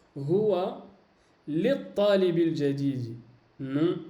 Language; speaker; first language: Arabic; non-native, fluent; French